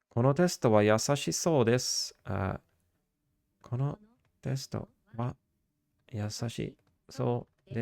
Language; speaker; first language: Japanese; non-native, learner; English